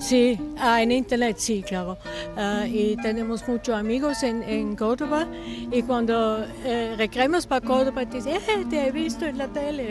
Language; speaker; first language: Spanish; non-native, fluent; German